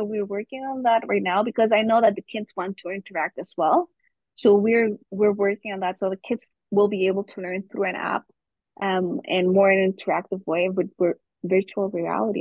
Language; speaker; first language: English; non-native, fluent; German